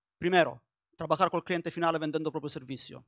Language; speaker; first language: Spanish; non-native, learner; Italian